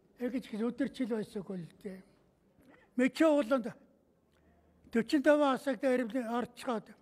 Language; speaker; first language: Mongolian; native; Mongolian